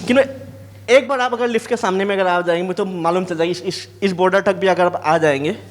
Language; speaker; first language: Hindi; non-native, local second language; Assamese